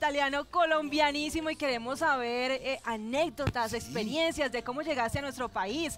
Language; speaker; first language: Spanish; native; Spanish